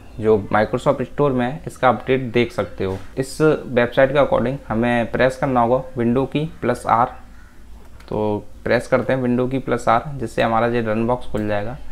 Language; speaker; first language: Hindi; native; Hindi